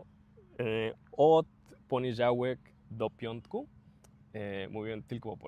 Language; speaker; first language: Polish; non-native, learner; Spanish